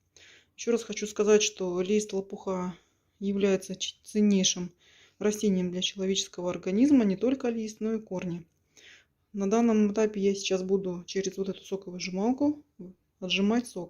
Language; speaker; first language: Russian; native; Russian